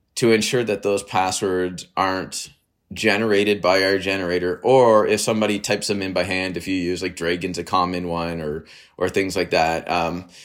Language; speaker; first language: English; native; English